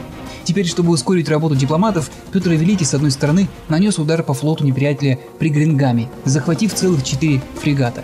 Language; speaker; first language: Russian; native; Russian